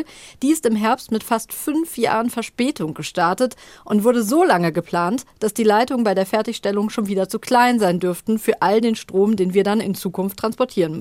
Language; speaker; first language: German; native; German